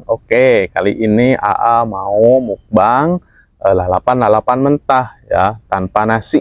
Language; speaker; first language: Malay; non-native, local second language; Sundanese